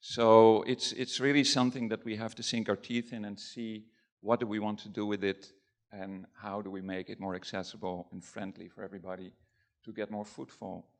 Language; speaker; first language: English; non-native, fluent; Dutch